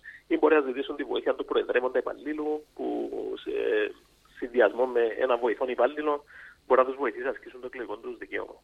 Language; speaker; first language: Greek; native; Greek